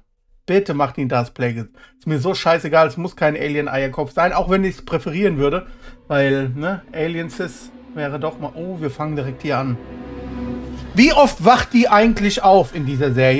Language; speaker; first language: German; native; German